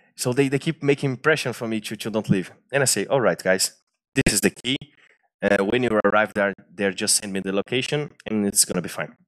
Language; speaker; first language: English; non-native, fluent; Portuguese